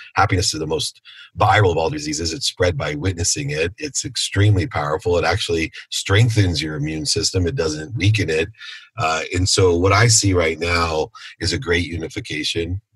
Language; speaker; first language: English; native; English